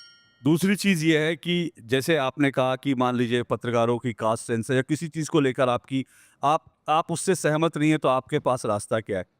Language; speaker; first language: Hindi; native; Hindi